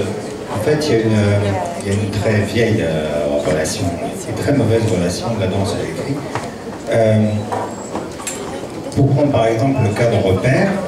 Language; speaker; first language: French; native; French